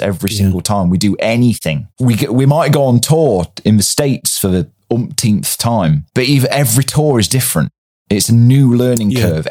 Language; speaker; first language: English; native; English